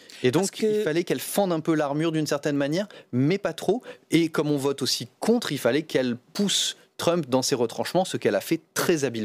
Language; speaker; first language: French; native; French